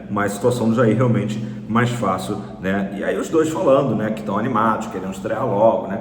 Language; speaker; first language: Portuguese; native; Portuguese